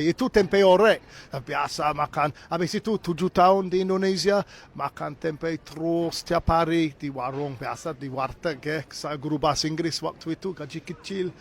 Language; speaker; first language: Indonesian; non-native, learner; English